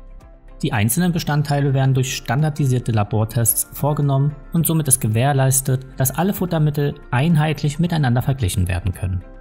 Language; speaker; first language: German; native; German